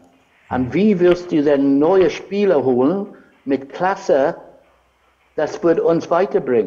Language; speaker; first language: German; non-native, fluent; English